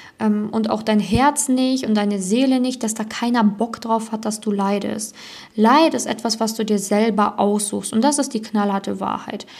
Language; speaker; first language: German; native; German